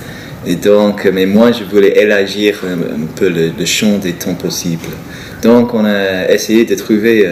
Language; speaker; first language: French; non-native, fluent; English